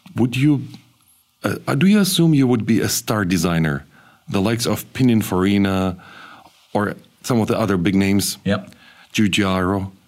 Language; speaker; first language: English; early bilingual, other home language; German